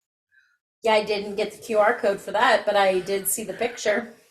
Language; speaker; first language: English; native; English